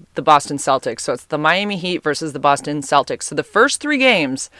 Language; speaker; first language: English; native; English